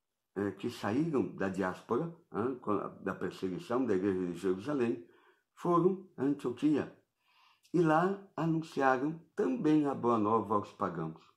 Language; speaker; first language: Portuguese; native; Portuguese